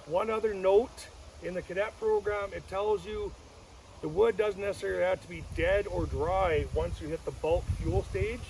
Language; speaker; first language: English; native; English